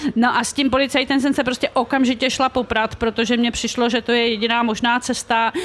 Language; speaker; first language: Czech; native; Czech